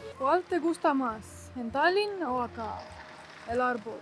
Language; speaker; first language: Spanish; non-native, learner; Estonian